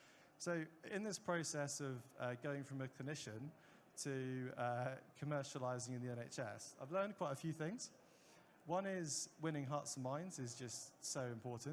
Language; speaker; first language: English; native; English